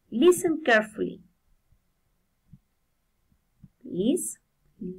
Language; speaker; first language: English; non-native, fluent; Spanish